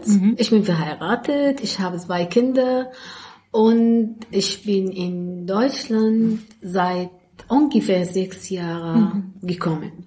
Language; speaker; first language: German; non-native, learner; Arabic